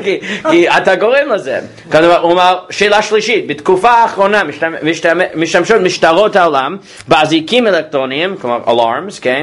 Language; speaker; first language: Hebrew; non-native, fluent; English